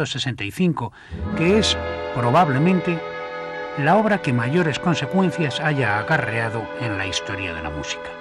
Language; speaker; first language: Spanish; native; Spanish